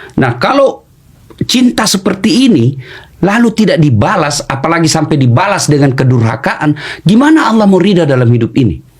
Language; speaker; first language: Indonesian; non-native, local second language; Buginese